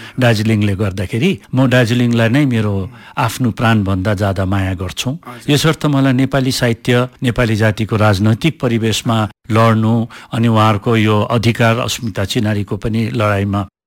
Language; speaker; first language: Nepali; non-native, local second language; Hindi